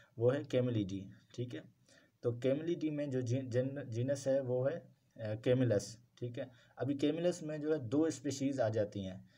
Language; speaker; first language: Urdu; non-native, local second language; Sindhi